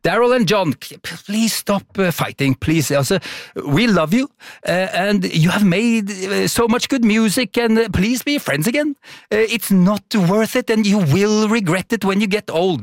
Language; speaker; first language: English; non-native, fluent; Norwegian